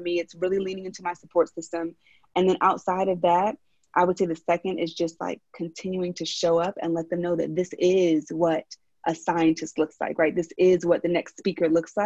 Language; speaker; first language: English; native; English